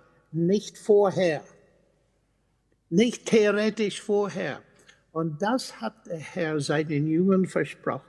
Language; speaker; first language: German; non-native, fluent; English